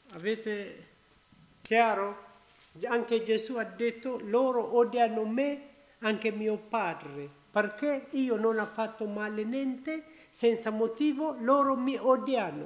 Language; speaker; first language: Italian; non-native, learner; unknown